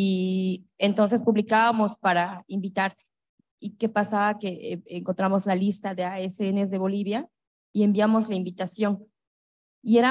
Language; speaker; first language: Spanish; native; Spanish